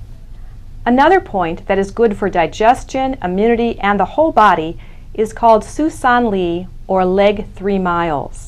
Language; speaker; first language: English; native; English